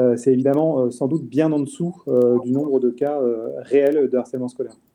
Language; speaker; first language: French; native; French